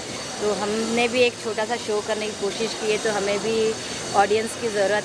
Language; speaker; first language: Hindi; native; Hindi